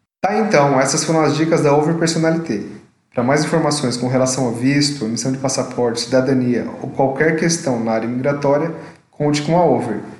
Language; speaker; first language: Portuguese; native; Portuguese